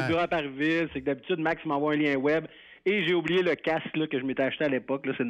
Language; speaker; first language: French; native; French